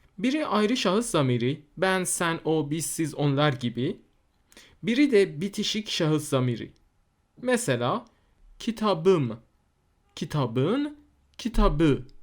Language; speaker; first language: Turkish; non-native, fluent; Persian